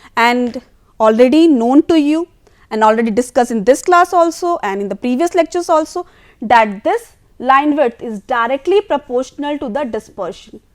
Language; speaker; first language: English; non-native, local second language; Hindi